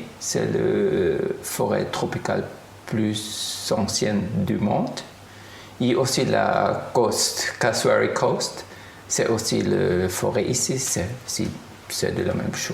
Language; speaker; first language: French; non-native, fluent; German